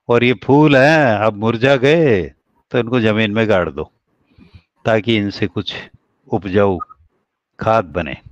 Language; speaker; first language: Hindi; native; Hindi